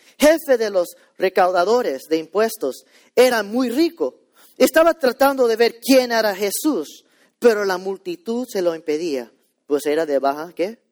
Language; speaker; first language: Spanish; early bilingual, heritage; Spanish